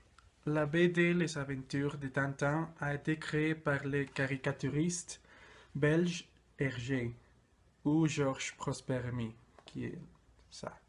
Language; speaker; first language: French; non-native, learner; Spanish